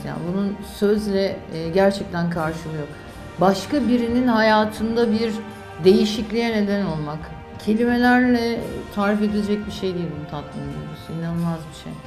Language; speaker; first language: Turkish; native; Turkish